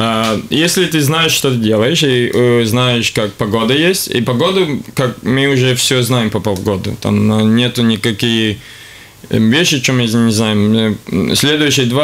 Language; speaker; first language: Russian; non-native, local second language; Latvian